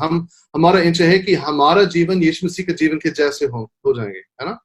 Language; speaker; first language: Hindi; non-native, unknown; English